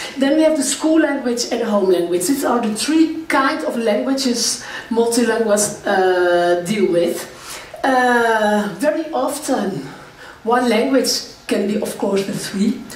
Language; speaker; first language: English; non-native, fluent; Dutch